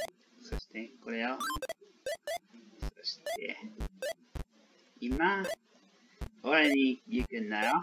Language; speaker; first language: Japanese; non-native, learner; English